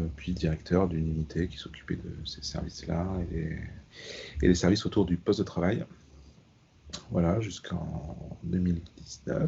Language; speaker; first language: French; native; French